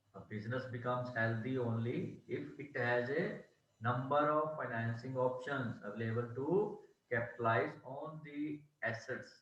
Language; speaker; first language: English; non-native, local second language; Punjabi